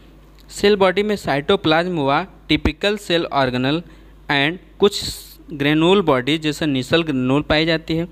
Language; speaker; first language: Hindi; native; Hindi